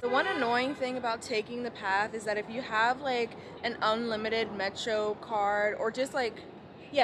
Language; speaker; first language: English; native; English